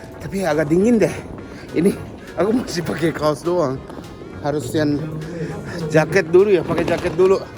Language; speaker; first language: Indonesian; non-native, fluent; Japanese